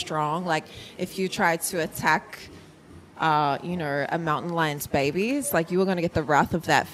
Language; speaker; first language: English; native; English